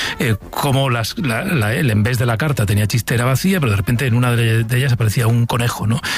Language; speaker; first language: Spanish; native; Spanish